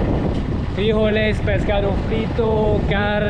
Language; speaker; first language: Spanish; non-native, learner; French